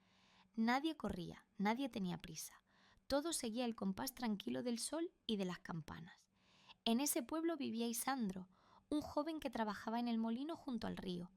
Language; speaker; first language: Spanish; native; Spanish